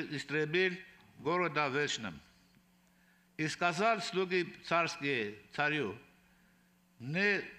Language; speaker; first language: Russian; non-native, local second language; Armenian